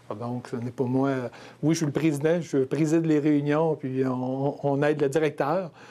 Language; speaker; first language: French; native; French